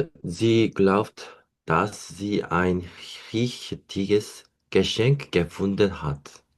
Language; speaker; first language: German; non-native, learner; Korean